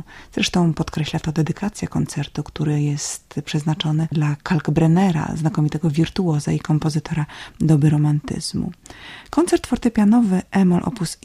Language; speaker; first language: Polish; native; Polish